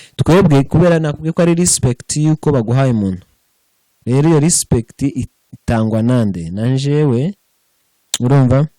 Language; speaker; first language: Kinyarwanda; native; Kinyarwanda